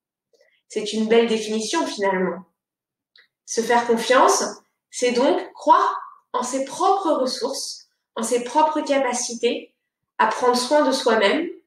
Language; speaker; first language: French; native; French